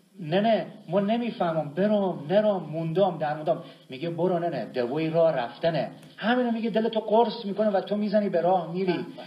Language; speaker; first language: Persian; native; Persian